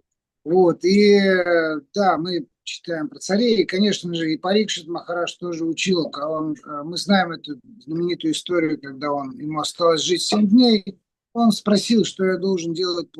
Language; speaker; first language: Russian; native; Russian